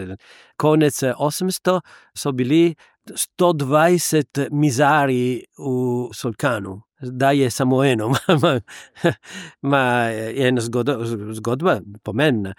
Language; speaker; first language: Slovenian; non-native, learner; Italian